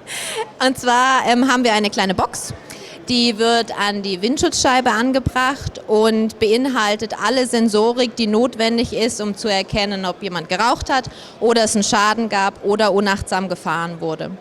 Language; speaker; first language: German; native; German